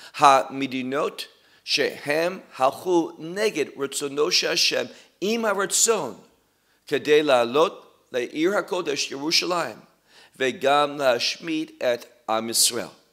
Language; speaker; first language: Hebrew; non-native, fluent; English